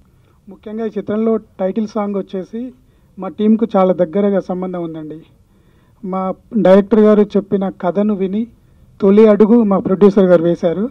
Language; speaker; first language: Telugu; native; Telugu